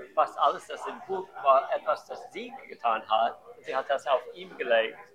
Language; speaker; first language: German; non-native, learner; English